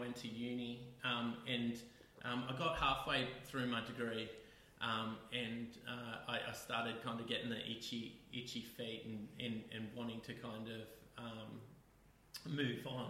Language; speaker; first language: English; native; English